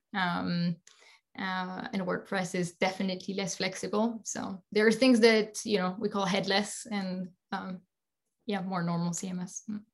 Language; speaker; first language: English; non-native, fluent; French